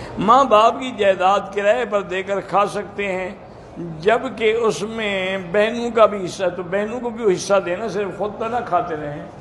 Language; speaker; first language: Urdu; early bilingual, heritage; Urdu